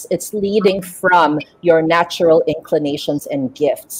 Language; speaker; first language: English; non-native, local second language; Filipino